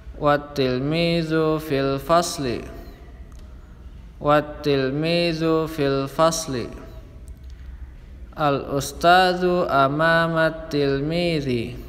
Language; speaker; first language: Arabic; non-native, fluent; Indonesian